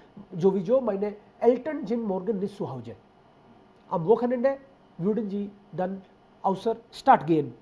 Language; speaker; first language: German; non-native, fluent; Hindi